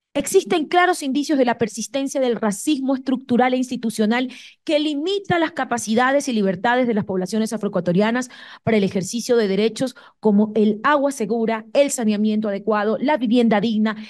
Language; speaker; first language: Spanish; native; Spanish